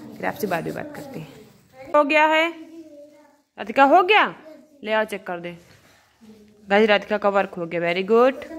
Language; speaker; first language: Hindi; native; Hindi